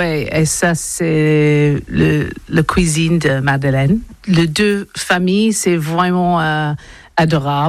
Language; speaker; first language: French; non-native, learner; English